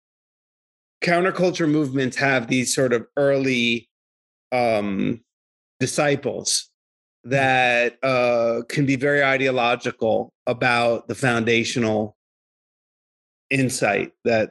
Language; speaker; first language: English; native; English